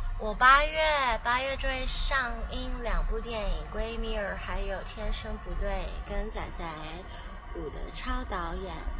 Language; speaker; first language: Chinese; non-native, local second language; Cantonese